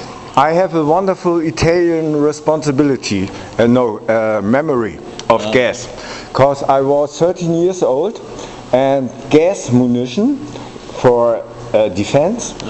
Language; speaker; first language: English; non-native, learner; German